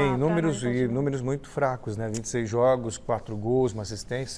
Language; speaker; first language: Portuguese; native; Portuguese